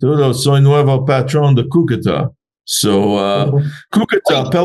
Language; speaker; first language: Spanish; non-native, learner; English